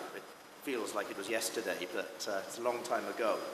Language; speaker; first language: English; native; English